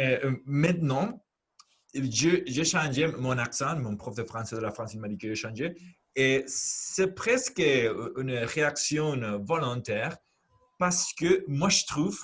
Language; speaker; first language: French; non-native, fluent; Spanish